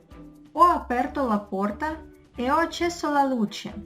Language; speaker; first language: Italian; non-native, fluent; Russian